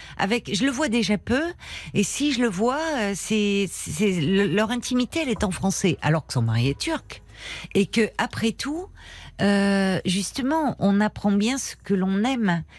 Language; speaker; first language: French; native; French